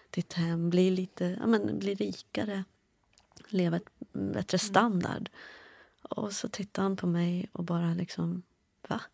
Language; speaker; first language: Swedish; early bilingual, other home language; Kurdish